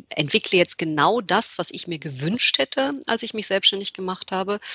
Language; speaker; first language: German; native; German